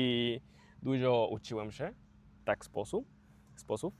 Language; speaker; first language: Polish; non-native, learner; Spanish